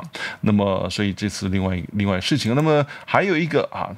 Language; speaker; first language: Chinese; native; Chinese